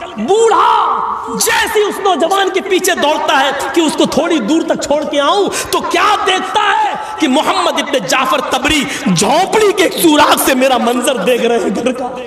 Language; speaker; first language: Urdu; native; Urdu